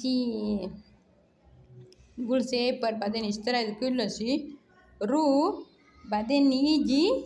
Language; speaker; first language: Arabic; non-native, learner; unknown